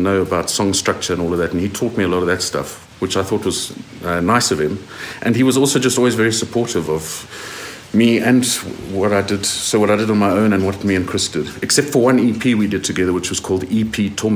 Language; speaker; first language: English; native; English